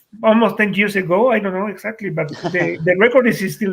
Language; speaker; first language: English; non-native, fluent; Spanish